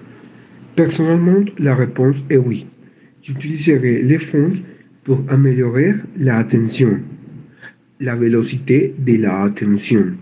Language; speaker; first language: French; non-native, learner; Spanish